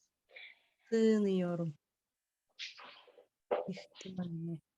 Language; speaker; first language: Turkish; non-native, learner; Kyrgyz